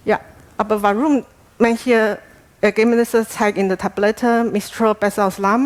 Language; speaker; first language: German; non-native, learner; Chinese